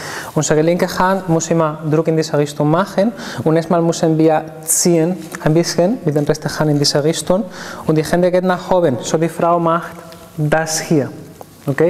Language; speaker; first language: German; non-native, fluent; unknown